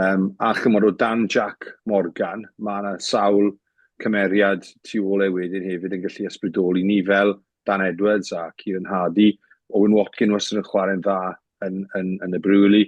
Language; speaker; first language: Welsh; native; Welsh